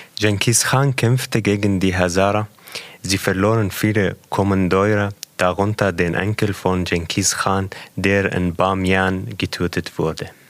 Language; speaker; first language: German; non-native, fluent; Persian